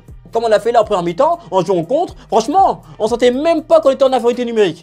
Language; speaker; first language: French; native; French